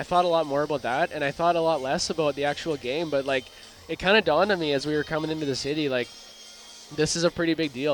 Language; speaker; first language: English; native; English